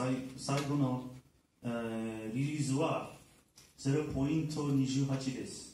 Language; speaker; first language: Japanese; non-native, learner; Turkish